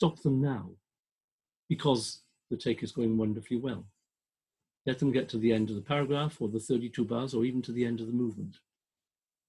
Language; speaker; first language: English; native; English